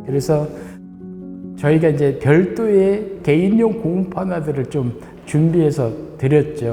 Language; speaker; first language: Korean; native; Korean